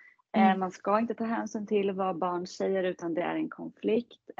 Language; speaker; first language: Swedish; native; Swedish